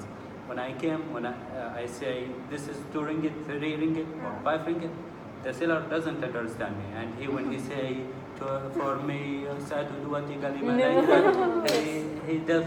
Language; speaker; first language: English; non-native, learner; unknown